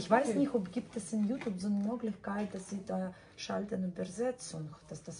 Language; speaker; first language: German; non-native, fluent; Russian